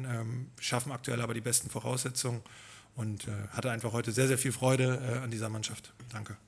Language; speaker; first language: German; native; German